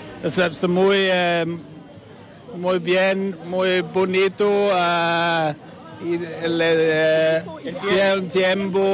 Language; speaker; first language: Spanish; non-native, learner; Danish